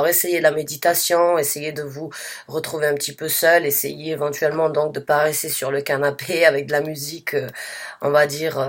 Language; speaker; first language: French; native; French